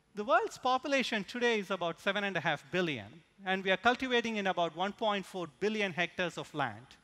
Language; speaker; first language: English; non-native, local second language; Tamil